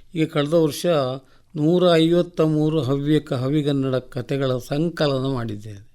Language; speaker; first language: Kannada; native; Kannada